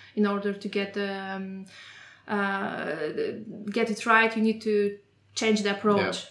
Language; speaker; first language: English; non-native, fluent; Polish